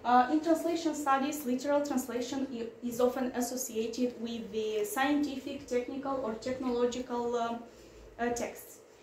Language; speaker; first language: English; non-native, fluent; Romanian